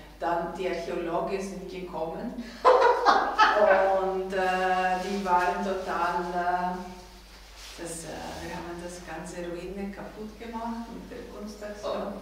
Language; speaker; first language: German; non-native, fluent; Greek